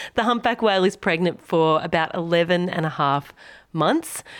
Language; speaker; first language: English; native; English